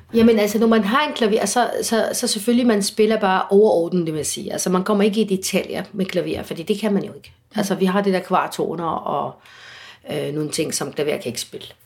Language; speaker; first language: Danish; non-native, fluent; Arabic